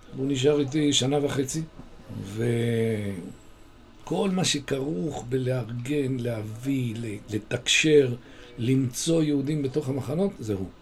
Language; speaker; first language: Hebrew; non-native, fluent; Spanish